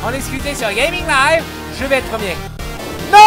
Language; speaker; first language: French; native; French